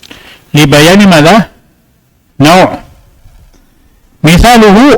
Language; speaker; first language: Arabic; non-native, fluent; Indonesian